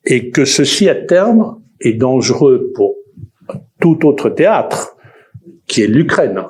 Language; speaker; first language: French; native; French